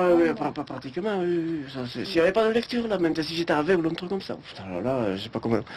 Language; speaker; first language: French; native; French